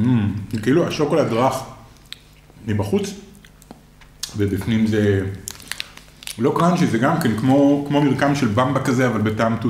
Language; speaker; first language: Hebrew; native; Hebrew